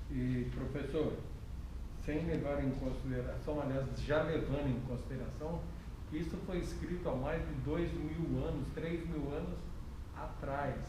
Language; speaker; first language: Portuguese; native; Portuguese